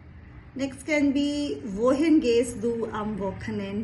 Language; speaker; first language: German; non-native, fluent; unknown